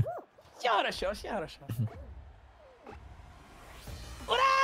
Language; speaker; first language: Russian; non-native, learner; English